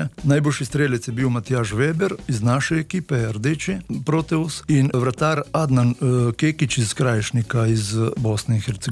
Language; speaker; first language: Slovenian; native; Slovenian